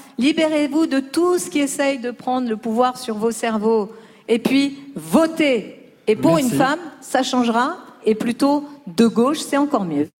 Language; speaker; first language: French; early bilingual, other home language; Spanish